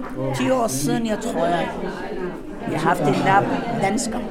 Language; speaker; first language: Danish; non-native, fluent; Arabic